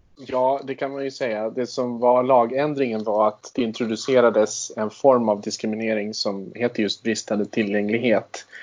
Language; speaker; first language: Swedish; non-native, fluent; English